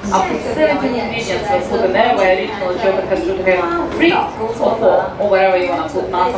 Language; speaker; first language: English; non-native, fluent; Russian